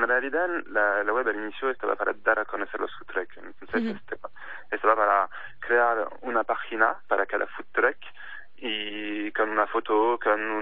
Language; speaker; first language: Spanish; non-native, fluent; French